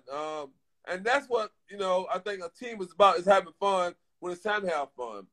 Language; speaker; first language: English; native; English